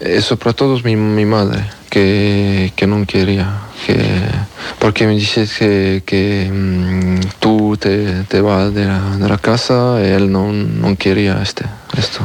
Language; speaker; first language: Spanish; non-native, learner; French